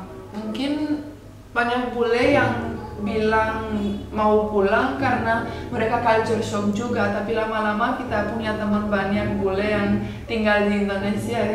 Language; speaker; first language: Indonesian; non-native, fluent; Romanian